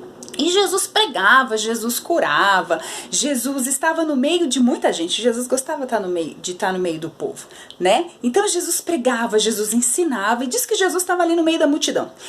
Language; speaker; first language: Portuguese; native; Portuguese